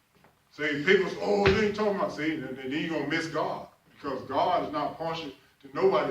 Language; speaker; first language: English; native; English